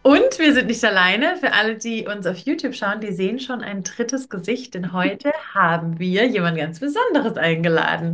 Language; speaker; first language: German; native; German